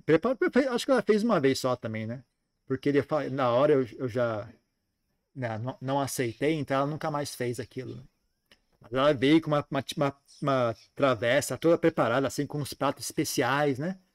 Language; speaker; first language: Portuguese; native; Portuguese